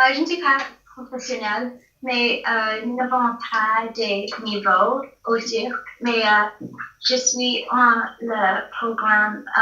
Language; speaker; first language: French; non-native, learner; English